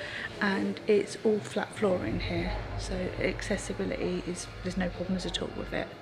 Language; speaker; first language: English; native; English